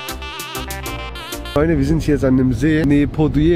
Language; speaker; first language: German; early bilingual, other home language; Turkish